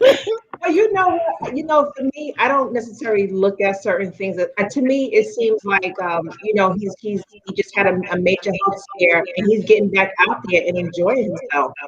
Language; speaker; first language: English; native; English